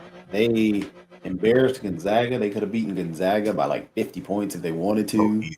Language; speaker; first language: English; native; English